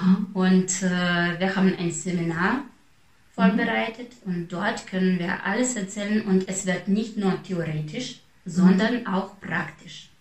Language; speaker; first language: German; non-native, fluent; Russian